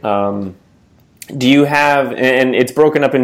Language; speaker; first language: English; native; English